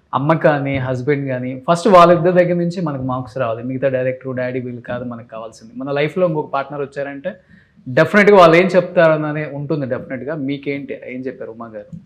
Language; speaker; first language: Telugu; native; Telugu